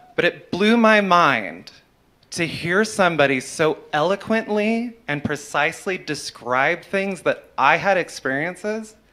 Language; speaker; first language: English; native; English